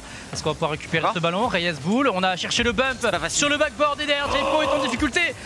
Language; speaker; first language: French; native; French